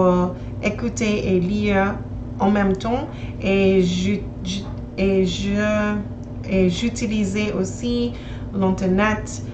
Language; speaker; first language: French; non-native, learner; English